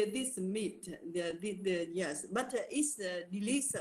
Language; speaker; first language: English; non-native, learner; Vietnamese